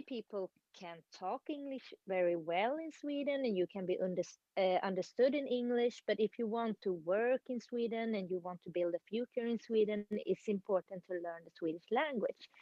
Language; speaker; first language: English; non-native, fluent; Swedish